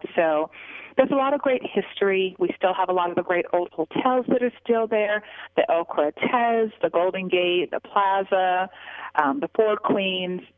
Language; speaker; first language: English; native; English